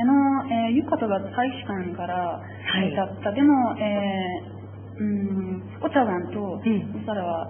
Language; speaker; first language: Japanese; non-native, learner; Persian